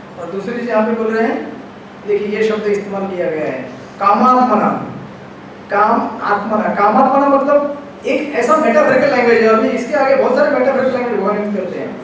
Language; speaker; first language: Hindi; non-native, local second language; Marathi